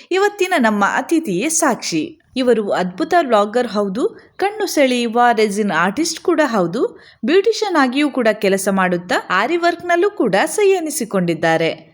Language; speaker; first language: Kannada; native; Kannada